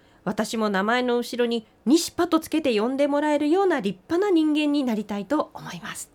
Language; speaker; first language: Japanese; native; Japanese